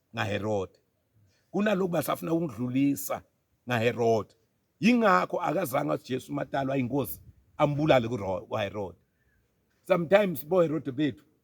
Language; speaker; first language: Zulu; non-native, local second language; Swati